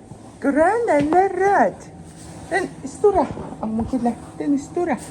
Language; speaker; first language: Swedish; non-native, learner; Mongolian